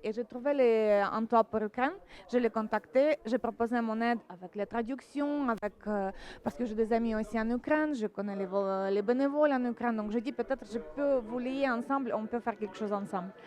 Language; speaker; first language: French; non-native, fluent; Ukrainian